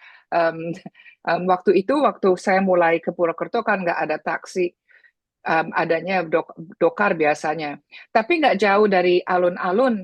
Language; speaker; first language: Indonesian; early bilingual, heritage; Indonesian